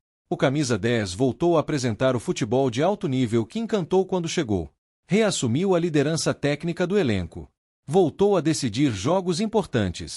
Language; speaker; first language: Portuguese; native; Portuguese